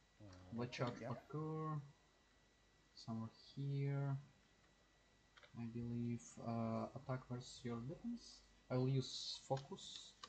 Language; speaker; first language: English; non-native, learner; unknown